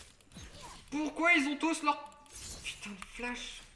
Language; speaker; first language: French; native; French